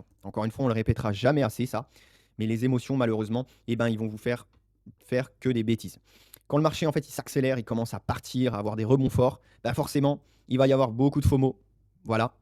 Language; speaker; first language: French; native; French